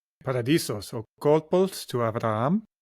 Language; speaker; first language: Greek; non-native, learner; English